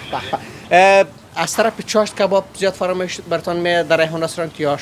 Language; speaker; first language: Persian; native; Persian